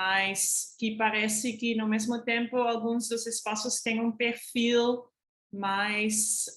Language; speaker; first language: Portuguese; non-native, fluent; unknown